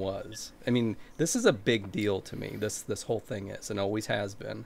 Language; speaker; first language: English; native; English